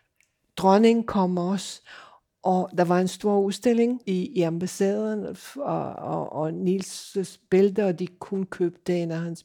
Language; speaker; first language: Danish; non-native, fluent; English